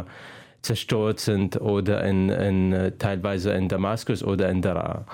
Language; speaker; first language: German; non-native, fluent; Arabic